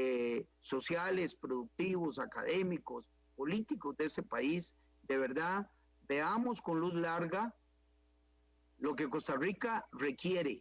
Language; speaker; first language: Spanish; native; Spanish